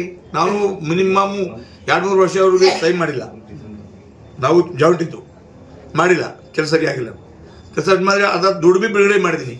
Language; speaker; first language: Kannada; non-native, local second language; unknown